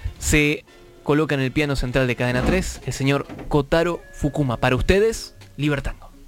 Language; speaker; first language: Spanish; native; Spanish